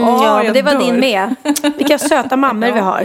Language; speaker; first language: Swedish; native; Swedish